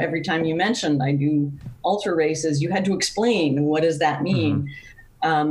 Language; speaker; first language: English; native; English